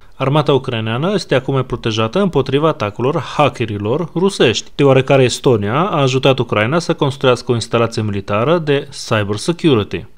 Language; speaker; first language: Romanian; non-native, fluent; Hebrew